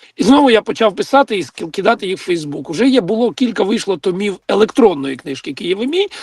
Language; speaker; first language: Ukrainian; non-native, local second language; Russian